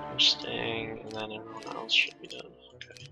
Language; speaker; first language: English; native; English